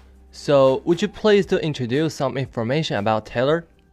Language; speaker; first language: English; non-native, learner; Chinese